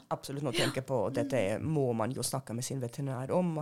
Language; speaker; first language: Norwegian; non-native, fluent; German